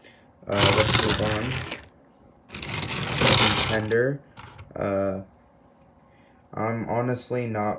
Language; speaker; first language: English; native; English